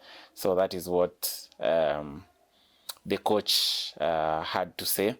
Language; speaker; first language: English; non-native, local second language; Swahili